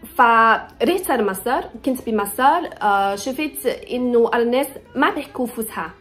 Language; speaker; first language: Arabic; non-native, fluent; Chinese